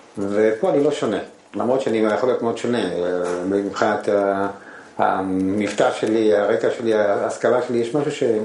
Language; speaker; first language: Hebrew; non-native, fluent; Spanish